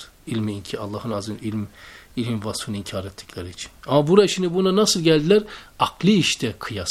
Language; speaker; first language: Turkish; native; Turkish